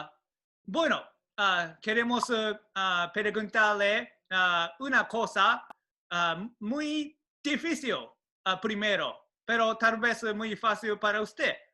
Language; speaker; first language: Spanish; non-native, fluent; Japanese